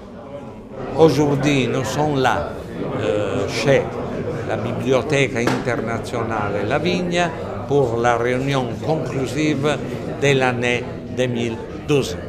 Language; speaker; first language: French; non-native, fluent; Italian